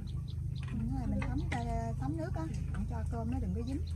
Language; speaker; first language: Vietnamese; native; Vietnamese